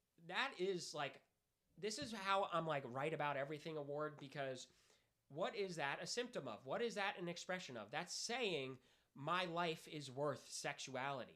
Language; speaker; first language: English; native; English